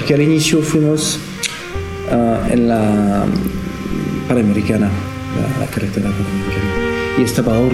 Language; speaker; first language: Spanish; non-native, learner; French